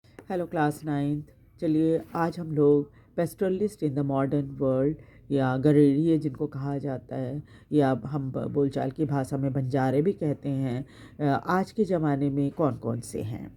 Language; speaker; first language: Hindi; native; Hindi